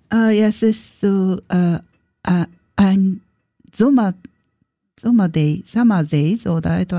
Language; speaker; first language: German; non-native, learner; Japanese